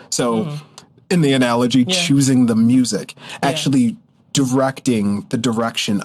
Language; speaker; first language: English; native; English